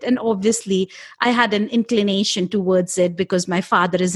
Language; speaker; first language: English; non-native, local second language; Hindi